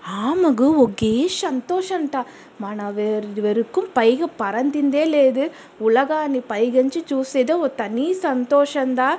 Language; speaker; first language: Telugu; native; Telugu